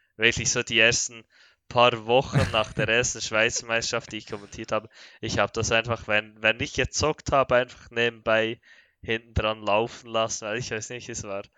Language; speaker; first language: German; native; German